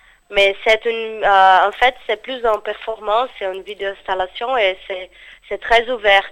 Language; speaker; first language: French; non-native, fluent; Portuguese